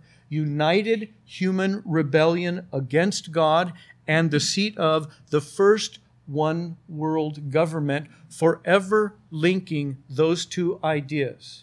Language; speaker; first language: English; native; English